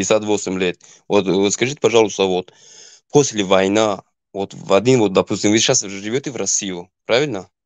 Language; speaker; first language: Russian; non-native, local second language; Tajik